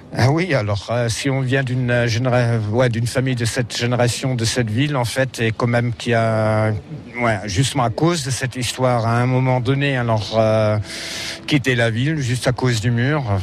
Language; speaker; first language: French; non-native, fluent; German